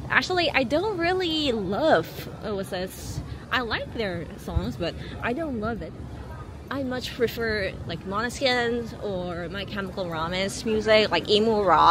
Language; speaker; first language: English; non-native, learner; Korean